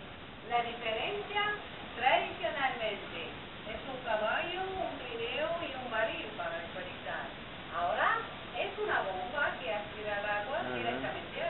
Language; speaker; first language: Spanish; non-native, learner; French